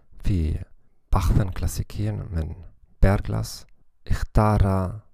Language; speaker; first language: Arabic; non-native, learner; German